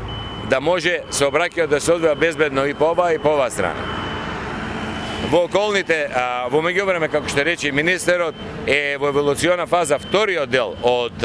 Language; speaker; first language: Macedonian; native; Macedonian